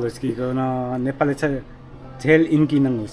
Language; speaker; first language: Korean; non-native, learner; Nepali